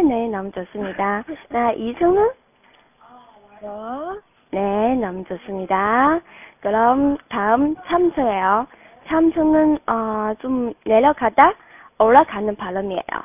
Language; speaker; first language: Korean; non-native, fluent; Chinese